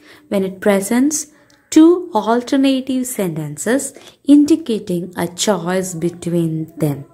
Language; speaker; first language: English; non-native, local second language; Malayalam